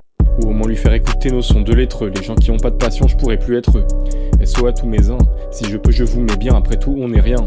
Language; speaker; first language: French; native; French